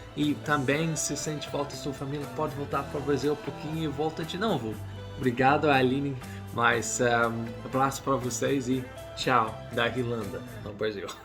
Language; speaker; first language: Portuguese; non-native, learner; English